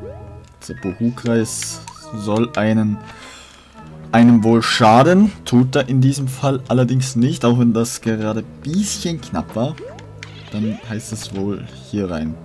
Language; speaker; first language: German; native; German